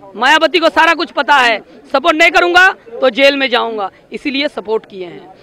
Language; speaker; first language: Hindi; non-native, local second language; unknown